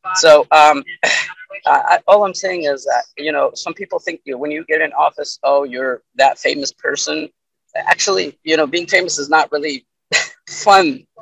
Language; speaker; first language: English; early bilingual, other home language; Arabic